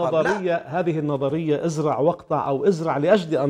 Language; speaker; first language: Arabic; native; Arabic